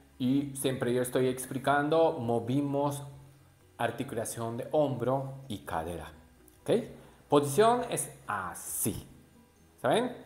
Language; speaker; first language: Spanish; non-native, learner; Japanese